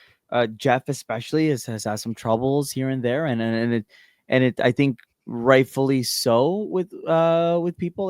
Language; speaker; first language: English; native; English